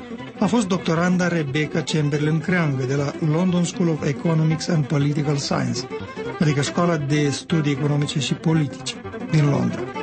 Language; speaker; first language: Romanian; native; Romanian